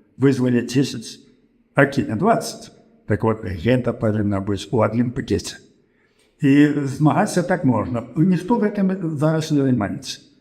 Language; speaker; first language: Belarusian; native; Belarusian